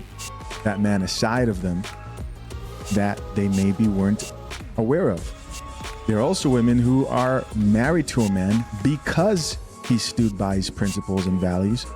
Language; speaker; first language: English; native; English